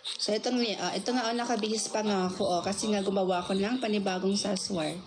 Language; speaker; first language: Filipino; non-native, local second language; Cebuano